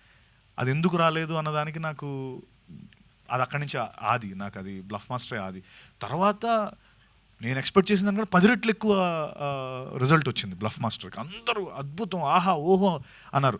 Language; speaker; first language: Telugu; native; Telugu